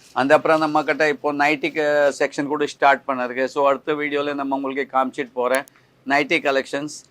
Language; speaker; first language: Tamil; non-native, learner; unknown